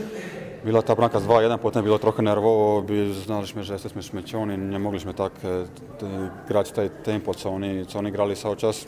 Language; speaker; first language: Polish; non-native, fluent; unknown